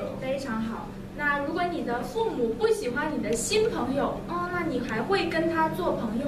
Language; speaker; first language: Chinese; native; Chinese